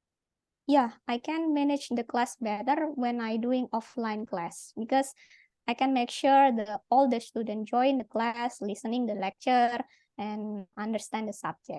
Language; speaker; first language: English; non-native, learner; Indonesian